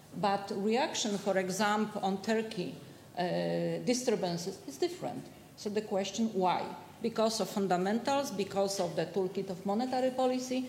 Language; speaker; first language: English; non-native, fluent; Polish